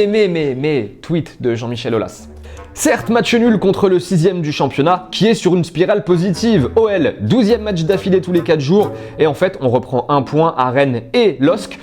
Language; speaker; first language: French; native; French